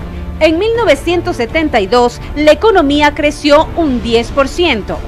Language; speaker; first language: Spanish; native; Spanish